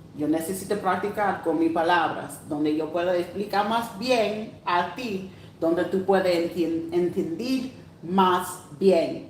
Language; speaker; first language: Spanish; non-native, learner; English